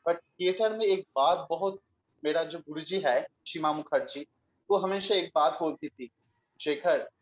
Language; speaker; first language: Hindi; non-native, local second language; Bangla